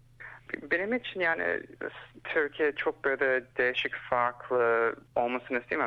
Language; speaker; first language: Turkish; early bilingual, heritage; Turkish